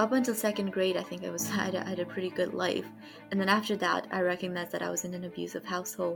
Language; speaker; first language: English; non-native, local second language; Nepali